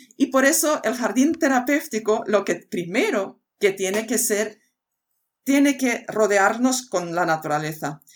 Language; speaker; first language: Spanish; non-native, fluent; Swedish